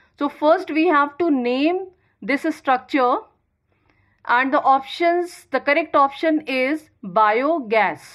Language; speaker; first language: English; non-native, local second language; Hindi